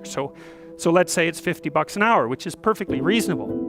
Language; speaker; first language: English; native; English